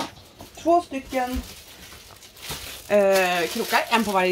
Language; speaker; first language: Swedish; native; Swedish